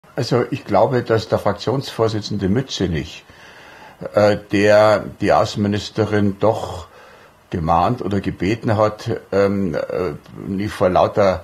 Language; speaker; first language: German; native; German